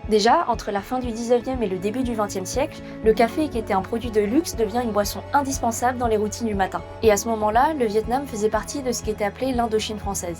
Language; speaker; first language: French; native; French